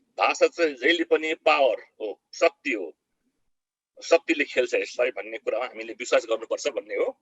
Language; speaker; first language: Nepali; non-native, local second language; Eastern Tamang